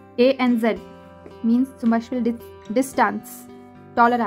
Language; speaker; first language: German; non-native, learner; Hindi